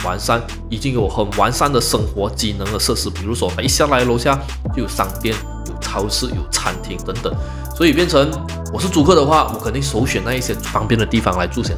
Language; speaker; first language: Chinese; native; Chinese